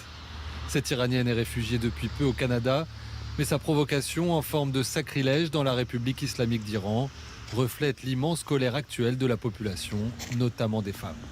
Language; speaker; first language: French; native; French